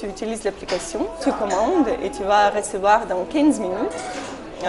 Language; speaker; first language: French; non-native, fluent; Ukrainian